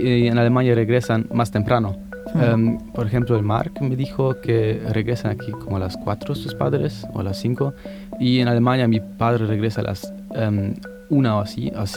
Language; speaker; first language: Spanish; non-native, fluent; German